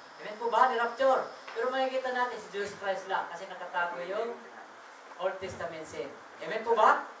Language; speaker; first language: Filipino; non-native, local second language; Waray